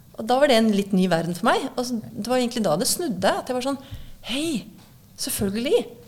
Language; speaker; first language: Norwegian; native; Norwegian